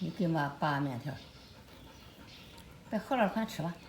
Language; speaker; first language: Chinese; native; Chinese